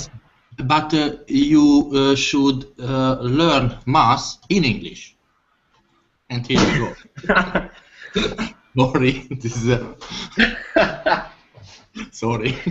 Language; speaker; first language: English; non-native, learner; Hungarian